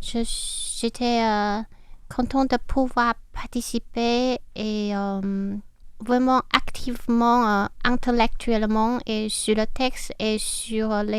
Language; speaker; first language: French; non-native, fluent; Chinese